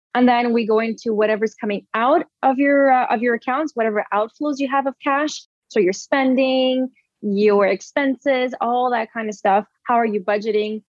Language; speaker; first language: English; early bilingual, other home language; Portuguese